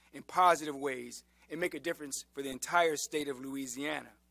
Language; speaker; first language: English; native; English